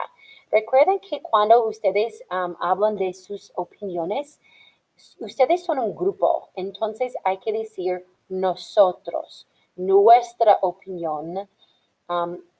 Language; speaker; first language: Spanish; non-native, fluent; English